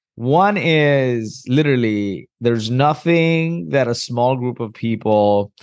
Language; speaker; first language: English; early bilingual, heritage; Arabic